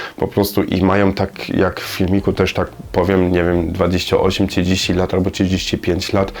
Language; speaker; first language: Polish; non-native, learner; German